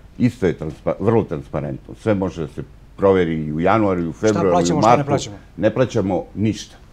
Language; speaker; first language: Serbian; native; Serbian